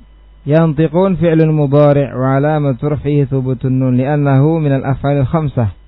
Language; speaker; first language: Arabic; non-native, fluent; Indonesian